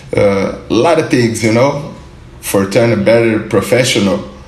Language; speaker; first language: English; non-native, learner; Portuguese